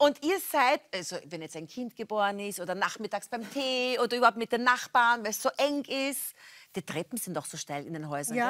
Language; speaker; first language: German; native; German